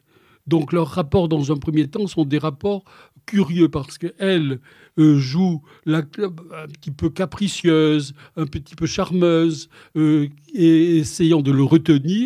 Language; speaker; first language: French; native; French